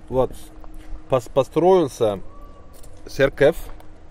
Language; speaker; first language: Russian; non-native, learner; Turkish